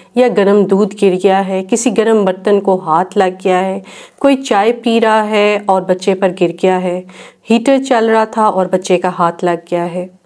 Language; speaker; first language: Urdu; native; Urdu